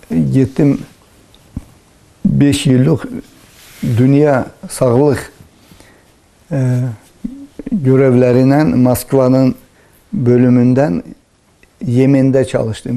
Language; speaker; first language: Turkish; early bilingual, heritage; Turkish